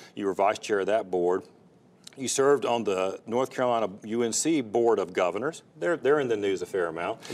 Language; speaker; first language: English; native; English